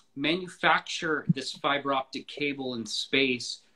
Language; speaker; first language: English; native; English